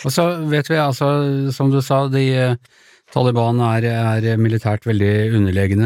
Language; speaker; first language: Norwegian; native; Norwegian